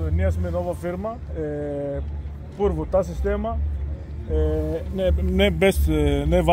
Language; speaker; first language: Bulgarian; non-native, learner; Greek